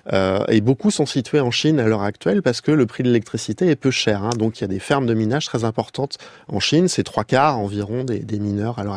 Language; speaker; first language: French; native; French